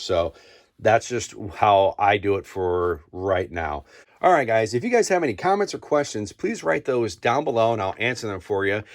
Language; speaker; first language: English; native; English